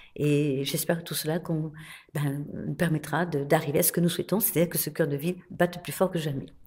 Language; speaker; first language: French; native; French